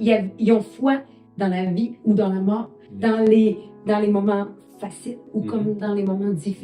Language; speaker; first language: French; native; French